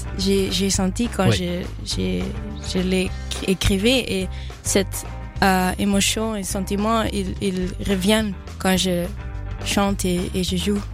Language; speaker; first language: French; non-native, fluent; Dutch